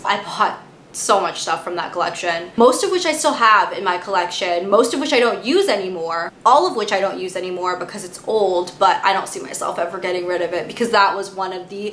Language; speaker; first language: English; native; English